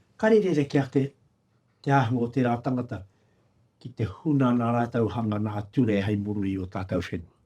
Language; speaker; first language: Māori; native; Māori